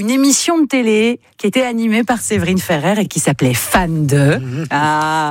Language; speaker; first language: French; native; French